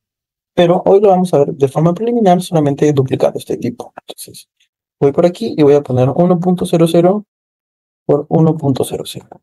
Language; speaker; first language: Spanish; native; Spanish